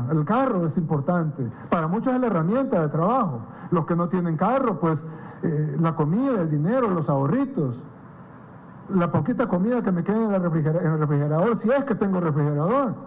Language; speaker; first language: Spanish; native; Spanish